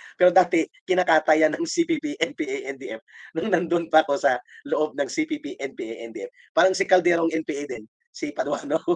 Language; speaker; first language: Filipino; native; Filipino